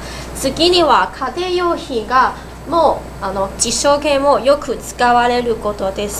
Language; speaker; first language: Japanese; non-native, learner; Cantonese